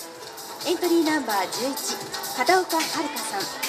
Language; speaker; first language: Japanese; native; Japanese